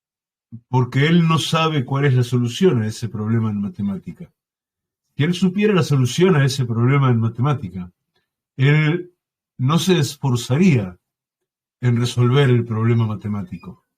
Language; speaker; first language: Spanish; native; Spanish